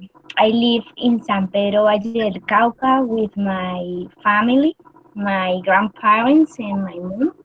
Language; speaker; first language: English; non-native, learner; Spanish